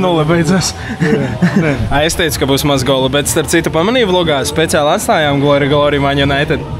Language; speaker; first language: Latvian; native; Latvian